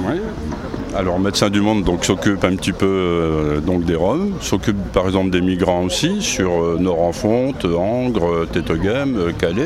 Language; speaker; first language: French; native; French